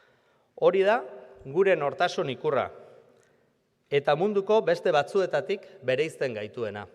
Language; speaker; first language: Basque; native; Basque